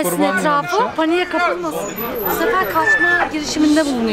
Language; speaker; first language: Turkish; non-native, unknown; Indonesian